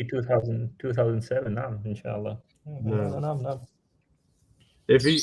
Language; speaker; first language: Arabic; non-native, learner; English